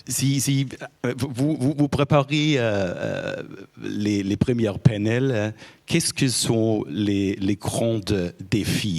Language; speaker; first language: French; non-native, fluent; German